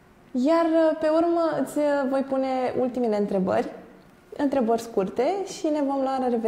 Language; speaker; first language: Romanian; native; Romanian